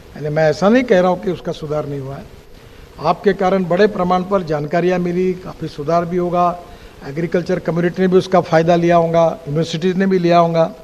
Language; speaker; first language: Hindi; non-native, local second language; Marathi